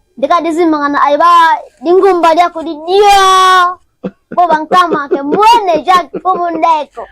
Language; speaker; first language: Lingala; non-native, local second language; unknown